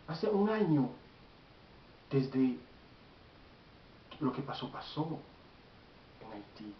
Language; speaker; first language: Spanish; non-native, learner; Haitian Creole